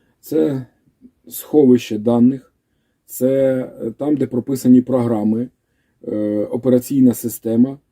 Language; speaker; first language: Ukrainian; native; Ukrainian